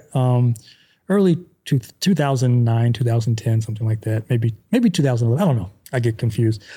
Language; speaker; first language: English; native; English